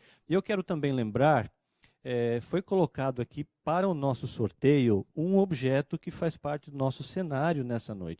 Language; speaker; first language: Portuguese; native; Portuguese